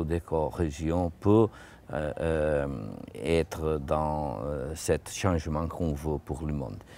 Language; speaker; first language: French; non-native, fluent; Portuguese